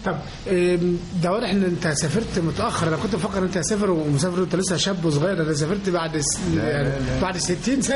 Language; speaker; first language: Arabic; native; Arabic